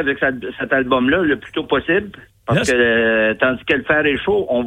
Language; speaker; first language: French; native; French